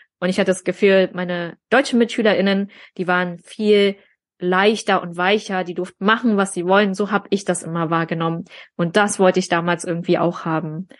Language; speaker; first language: German; early bilingual, other home language; Vietnamese